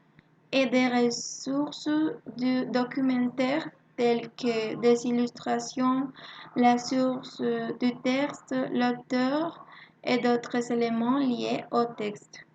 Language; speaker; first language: French; non-native, learner; Spanish